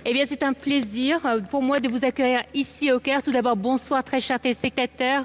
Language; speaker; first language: French; non-native, fluent; Arabic